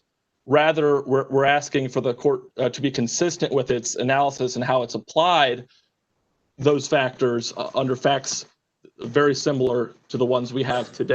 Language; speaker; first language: English; native; English